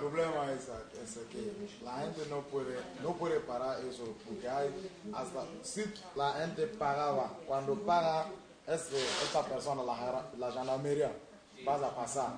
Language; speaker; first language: Spanish; non-native, learner; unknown